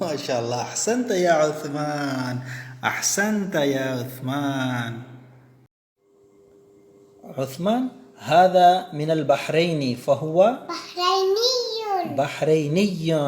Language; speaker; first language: Arabic; non-native, fluent; Urdu